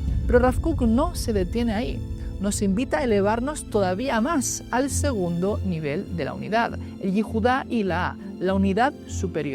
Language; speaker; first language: Spanish; native; Spanish